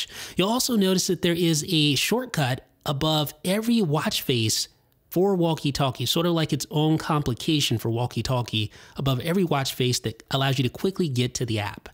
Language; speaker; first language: English; native; English